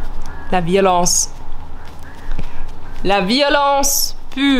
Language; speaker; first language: French; non-native, learner; English